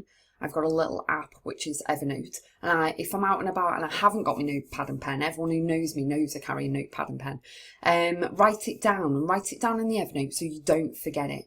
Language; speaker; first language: English; native; English